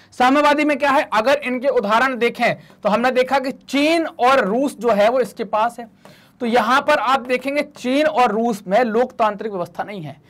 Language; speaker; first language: Hindi; native; Hindi